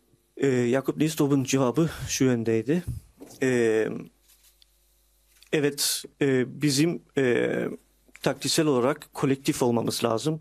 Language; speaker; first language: Turkish; early bilingual, heritage; Turkish